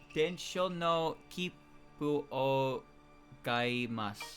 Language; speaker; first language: Japanese; non-native, learner; English